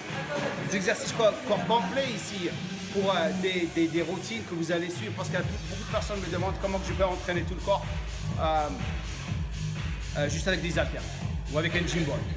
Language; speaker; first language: French; non-native, local second language; Arabic